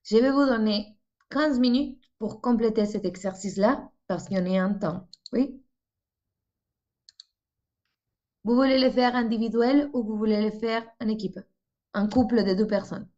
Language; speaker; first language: French; non-native, fluent; Spanish